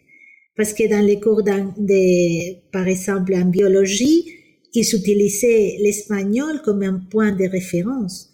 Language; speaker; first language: French; non-native, fluent; Spanish